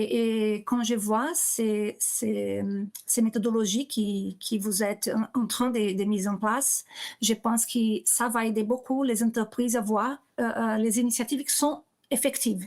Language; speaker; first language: French; non-native, learner; Portuguese